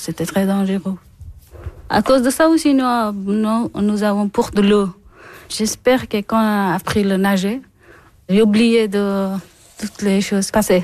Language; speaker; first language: French; non-native, learner; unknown